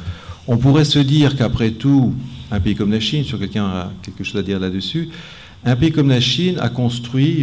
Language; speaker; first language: French; native; French